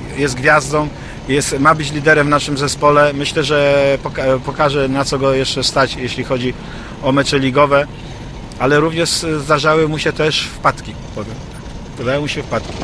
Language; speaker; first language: Polish; native; Polish